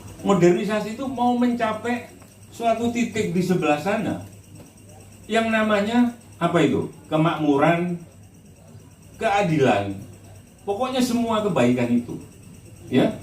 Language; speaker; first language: Indonesian; non-native, local second language; Javanese